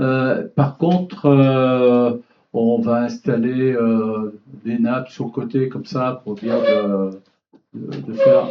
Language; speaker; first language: French; native; French